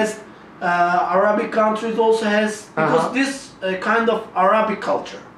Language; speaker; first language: English; non-native, learner; Arabic